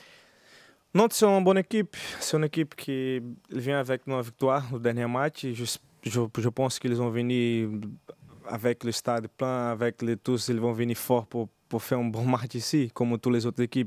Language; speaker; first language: French; non-native, learner; Portuguese